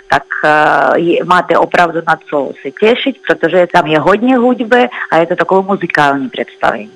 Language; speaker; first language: Czech; non-native, fluent; Russian